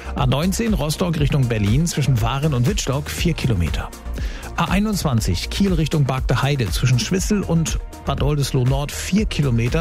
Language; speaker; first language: German; native; German